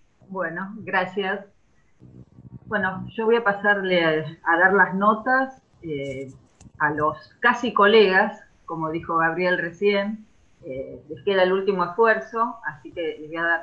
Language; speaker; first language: Spanish; native; Spanish